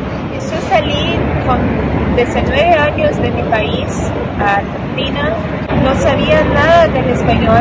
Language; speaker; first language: Spanish; non-native, fluent; Portuguese